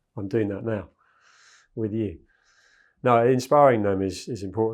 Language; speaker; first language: English; native; English